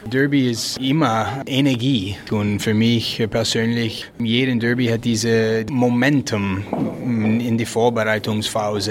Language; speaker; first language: German; non-native, learner; French